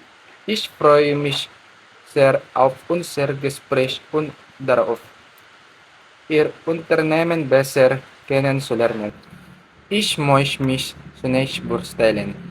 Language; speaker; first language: German; non-native, learner; Filipino